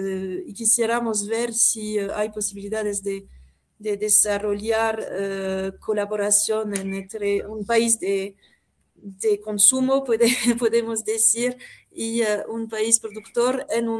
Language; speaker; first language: Spanish; non-native, fluent; French